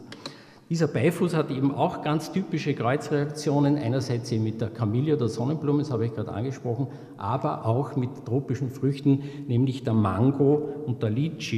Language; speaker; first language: German; native; German